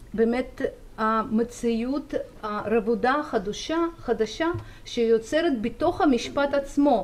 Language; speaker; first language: Hebrew; non-native, fluent; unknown